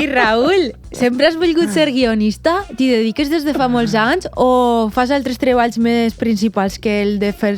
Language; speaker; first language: Catalan; native; Catalan